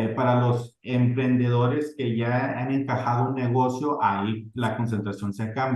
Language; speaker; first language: Spanish; early bilingual, heritage; Spanish